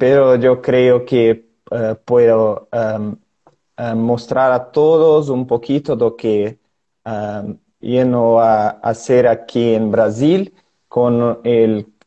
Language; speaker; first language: Spanish; non-native, learner; Portuguese